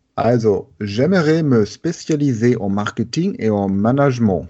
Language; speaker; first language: French; non-native, learner; German